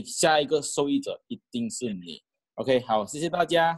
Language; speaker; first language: Chinese; native; Chinese